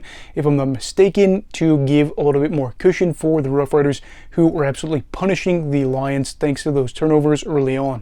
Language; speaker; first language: English; native; English